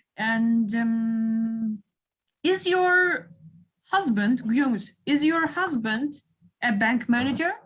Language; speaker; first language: English; non-native, fluent; Kyrgyz